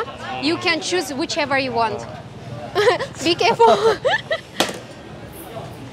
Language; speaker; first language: English; non-native, fluent; Kazakh